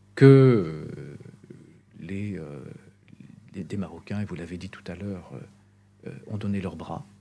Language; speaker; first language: French; non-native, local second language; Arabic